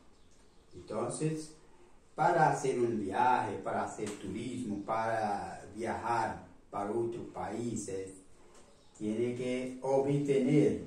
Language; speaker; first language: Spanish; non-native, learner; Portuguese